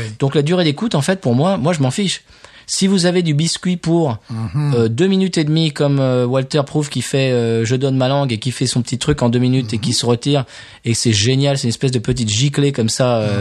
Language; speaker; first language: French; native; French